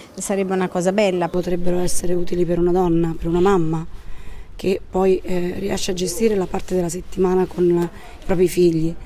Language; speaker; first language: Italian; native; Italian